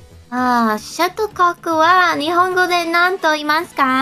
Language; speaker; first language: Japanese; non-native, learner; English